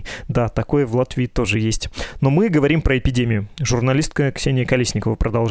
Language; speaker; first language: Russian; native; Russian